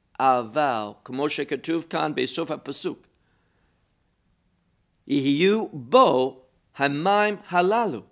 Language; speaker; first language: Hebrew; non-native, fluent; English